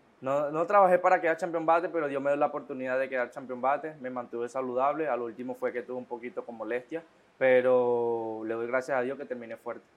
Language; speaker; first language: Spanish; native; Spanish